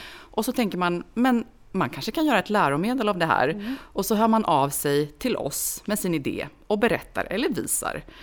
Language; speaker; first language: Swedish; native; Swedish